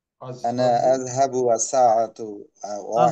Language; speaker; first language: Arabic; non-native, learner; Bangla